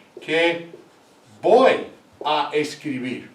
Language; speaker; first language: Spanish; non-native, fluent; English